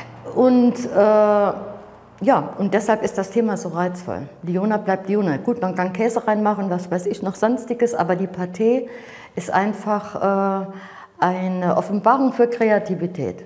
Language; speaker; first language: German; native; German